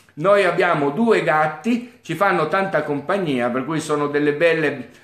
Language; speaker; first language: Italian; native; Italian